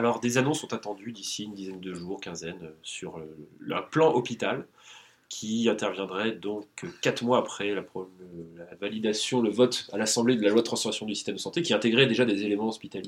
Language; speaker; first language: French; native; French